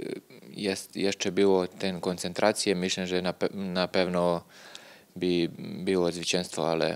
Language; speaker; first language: Polish; non-native, learner; Serbian